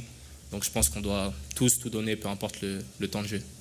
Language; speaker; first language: French; native; French